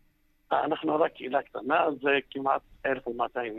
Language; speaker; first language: Hebrew; non-native, fluent; Arabic